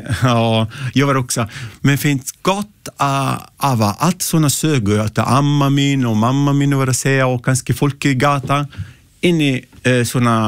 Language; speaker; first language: Icelandic; non-native, learner; Italian